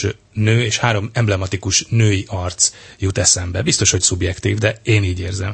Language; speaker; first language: Hungarian; native; Hungarian